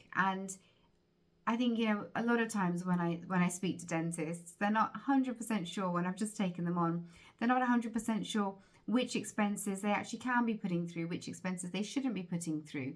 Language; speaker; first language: English; native; English